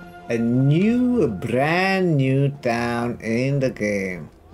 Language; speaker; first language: English; non-native, fluent; Romanian